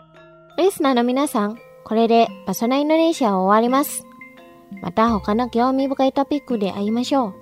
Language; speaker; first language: Japanese; non-native, fluent; Indonesian